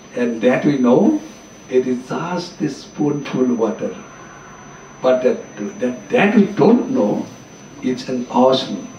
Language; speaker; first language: English; non-native, local second language; Assamese